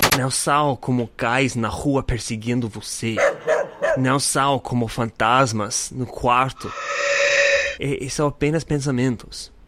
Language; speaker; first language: Portuguese; non-native, learner; English